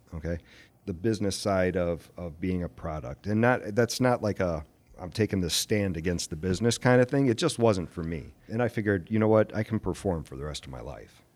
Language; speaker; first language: English; native; English